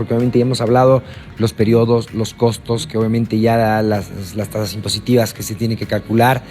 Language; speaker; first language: Spanish; native; Spanish